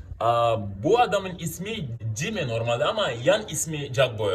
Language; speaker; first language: Turkish; non-native, fluent; Arabic